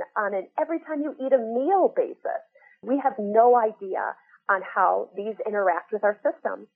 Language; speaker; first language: English; native; English